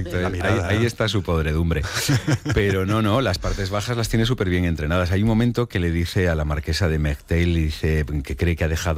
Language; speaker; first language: Spanish; native; Spanish